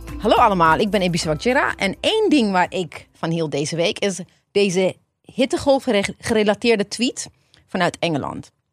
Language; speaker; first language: Dutch; non-native, fluent; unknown